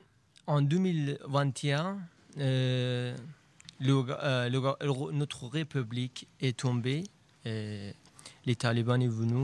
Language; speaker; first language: French; non-native, learner; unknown